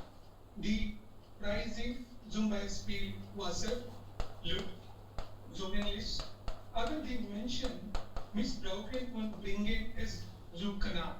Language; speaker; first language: German; non-native, learner; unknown